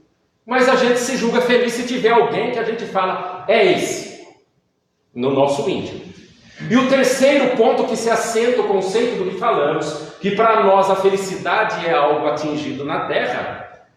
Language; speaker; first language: Portuguese; native; Portuguese